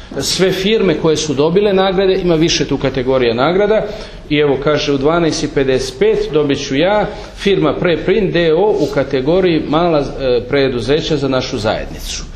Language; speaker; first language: Serbian; native; Serbian